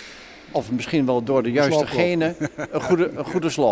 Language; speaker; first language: Dutch; native; Dutch